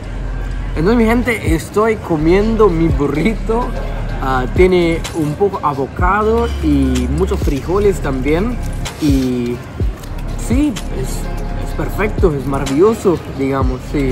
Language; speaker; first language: Spanish; non-native, learner; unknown